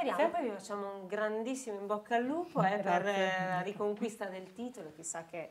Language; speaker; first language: Italian; native; Italian